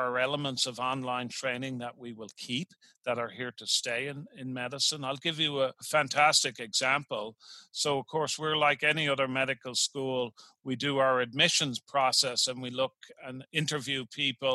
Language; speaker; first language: English; native; English